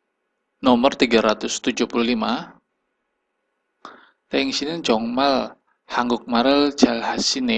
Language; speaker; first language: Korean; non-native, fluent; Indonesian